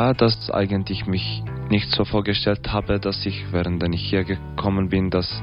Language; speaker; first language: German; non-native, learner; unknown